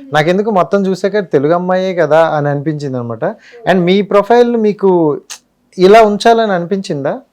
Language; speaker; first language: Telugu; native; Telugu